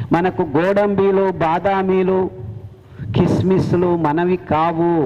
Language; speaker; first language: Telugu; native; Telugu